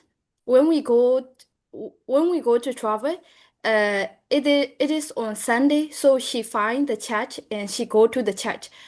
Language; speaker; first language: English; non-native, learner; Burmese